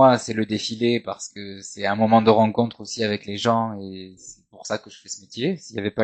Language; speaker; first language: French; native; French